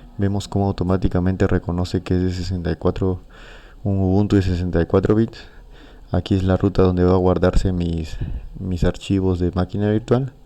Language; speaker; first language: Spanish; native; Spanish